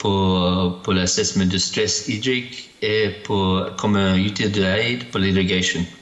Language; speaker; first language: French; non-native, learner; English